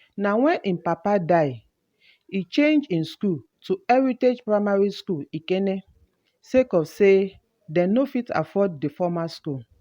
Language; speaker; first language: Nigerian Pidgin; native; Nigerian Pidgin